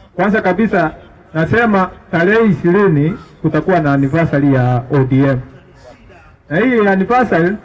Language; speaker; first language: Swahili; native; Swahili